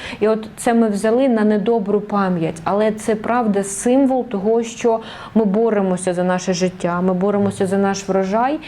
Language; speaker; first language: Ukrainian; native; Ukrainian